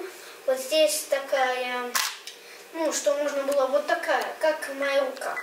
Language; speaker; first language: Russian; early bilingual, heritage; Russian